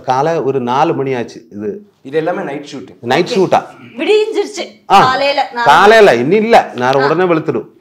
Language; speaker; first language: Tamil; non-native, learner; Malayalam